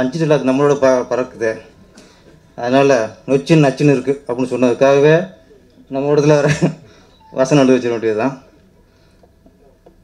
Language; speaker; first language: Tamil; native; Tamil